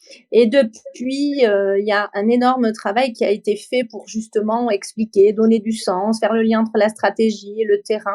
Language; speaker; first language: French; native; French